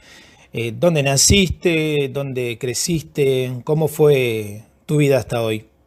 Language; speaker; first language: Spanish; native; Spanish